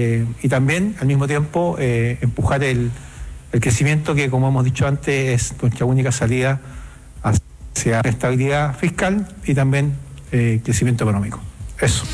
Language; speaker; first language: Spanish; native; Spanish